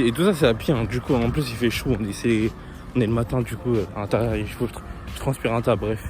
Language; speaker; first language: French; native; French